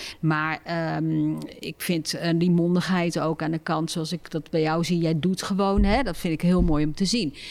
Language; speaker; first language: Dutch; early bilingual, other home language; Turkish